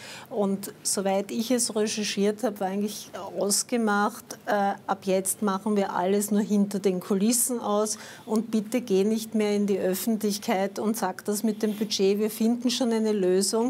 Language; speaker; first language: German; native; German